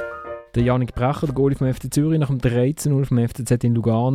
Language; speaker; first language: German; native; German